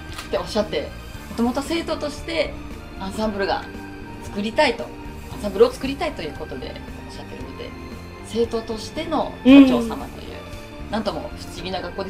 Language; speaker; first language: Japanese; native; Japanese